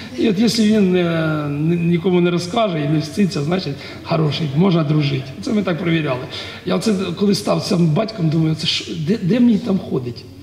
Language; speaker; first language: Ukrainian; native; Ukrainian